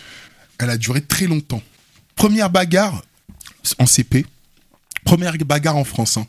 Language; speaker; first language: French; early bilingual, other home language; Wolof